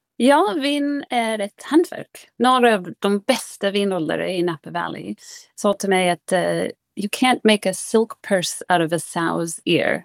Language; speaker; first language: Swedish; non-native, fluent; English